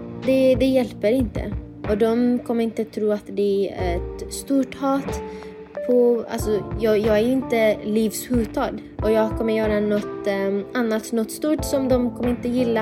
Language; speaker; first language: Swedish; non-native, fluent; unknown